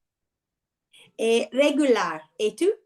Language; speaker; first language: Spanish; non-native, learner; English